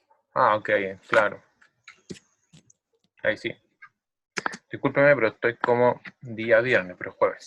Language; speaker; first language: Spanish; native; Spanish